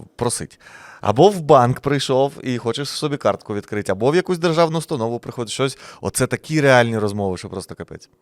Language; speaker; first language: Ukrainian; native; Ukrainian